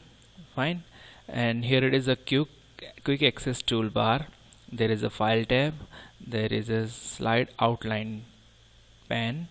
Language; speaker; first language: English; non-native, local second language; Hindi